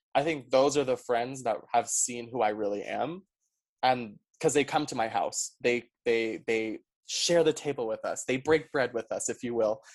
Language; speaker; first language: English; early bilingual, other home language; Spanish